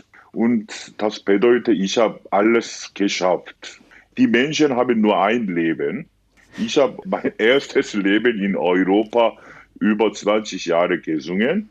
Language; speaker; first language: German; non-native, fluent; Korean